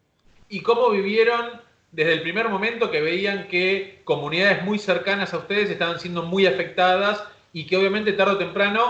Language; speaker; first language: Spanish; native; Spanish